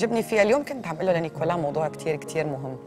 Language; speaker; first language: Arabic; native; Arabic